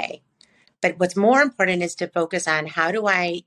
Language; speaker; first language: English; native; English